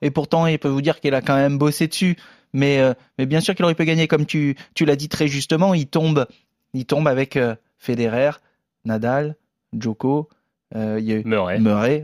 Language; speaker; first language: French; native; French